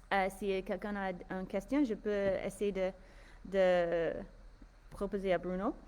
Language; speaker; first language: French; non-native, fluent; English